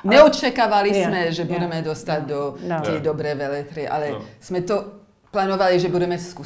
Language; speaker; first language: Czech; non-native, learner; English